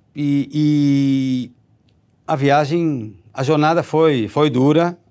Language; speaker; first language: Portuguese; non-native, fluent; Hebrew